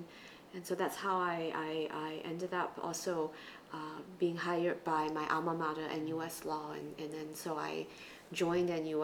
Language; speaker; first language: English; non-native, local second language; Chinese